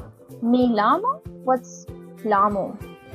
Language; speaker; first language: Spanish; non-native, learner; Hindi